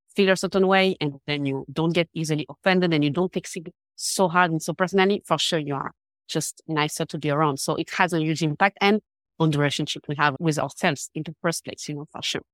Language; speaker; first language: English; non-native, fluent; French